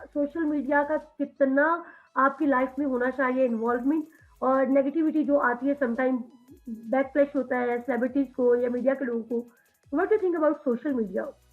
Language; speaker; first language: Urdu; native; Urdu